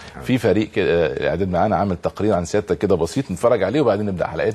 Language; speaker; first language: Arabic; native; Arabic